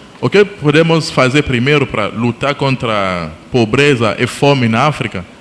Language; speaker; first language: Portuguese; non-native, fluent; Lingala